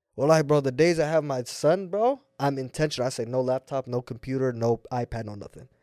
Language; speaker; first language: English; native; English